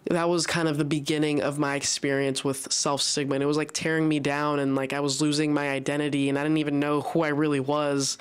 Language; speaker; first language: English; early bilingual, other home language; Spanish